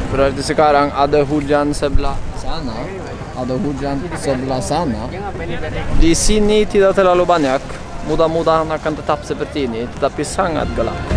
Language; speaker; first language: Indonesian; non-native, fluent; Norwegian